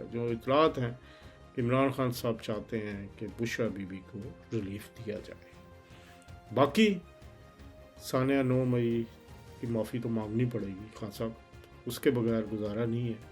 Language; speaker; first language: Urdu; native; Urdu